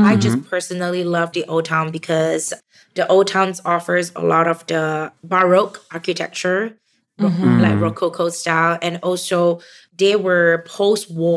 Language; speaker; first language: English; non-native, local second language; Chinese